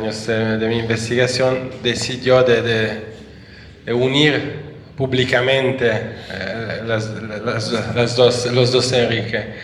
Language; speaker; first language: Spanish; non-native, fluent; Italian